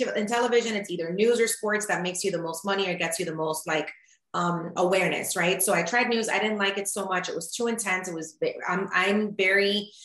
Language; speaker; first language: English; early bilingual, other home language; Spanish